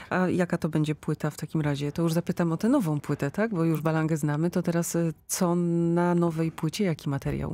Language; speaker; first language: Polish; native; Polish